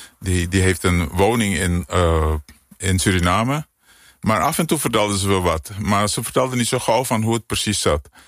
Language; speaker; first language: Dutch; native; Dutch